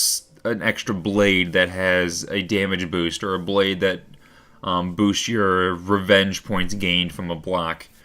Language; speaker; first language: English; native; English